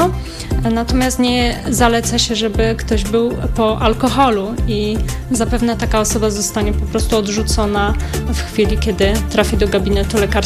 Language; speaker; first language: Polish; native; Polish